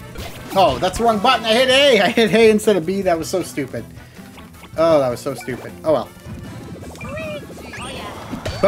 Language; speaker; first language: English; native; English